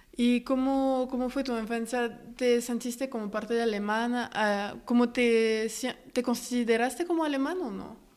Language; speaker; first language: Spanish; non-native, fluent; French